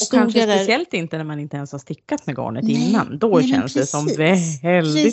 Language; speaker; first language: Swedish; native; Swedish